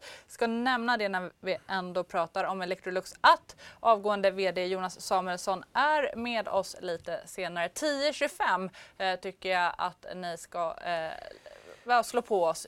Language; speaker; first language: Swedish; native; Swedish